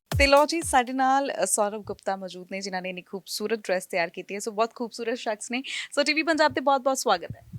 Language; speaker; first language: Punjabi; native; Punjabi